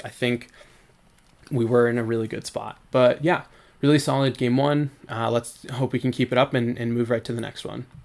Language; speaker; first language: English; native; English